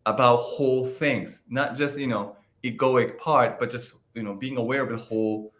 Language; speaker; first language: English; non-native, fluent; Japanese